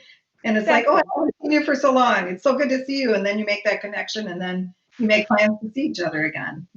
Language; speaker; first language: English; native; English